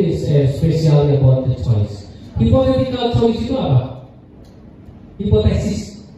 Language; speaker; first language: English; non-native, learner; Indonesian